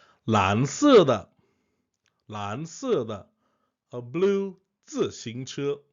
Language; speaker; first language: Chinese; non-native, fluent; English